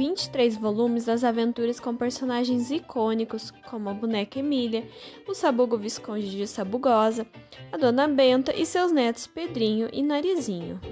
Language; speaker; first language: Portuguese; native; Portuguese